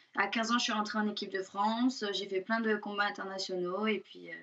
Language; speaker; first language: French; native; French